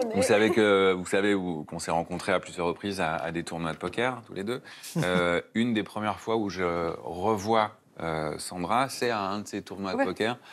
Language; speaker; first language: French; native; French